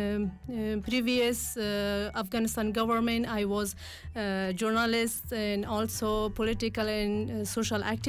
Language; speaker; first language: English; non-native, learner; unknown